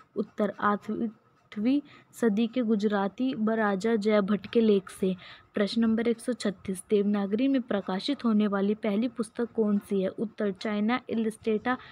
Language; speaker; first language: Hindi; native; Hindi